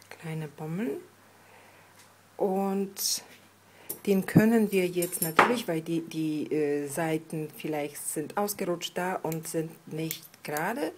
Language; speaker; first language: German; non-native, fluent; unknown